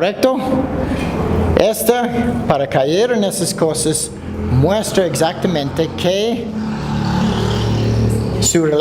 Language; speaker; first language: Spanish; non-native, fluent; English